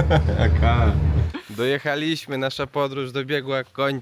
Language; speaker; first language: Polish; native; Polish